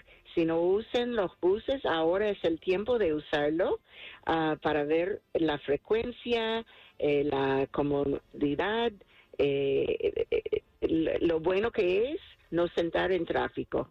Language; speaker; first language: Spanish; non-native, fluent; English